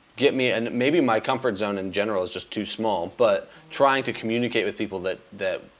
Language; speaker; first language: English; native; English